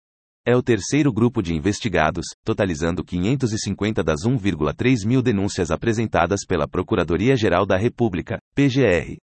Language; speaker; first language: Portuguese; native; Portuguese